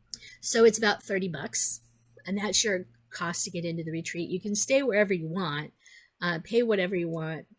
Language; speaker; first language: English; native; English